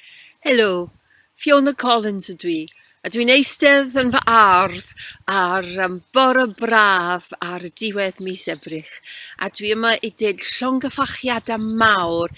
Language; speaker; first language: Welsh; non-native, fluent; English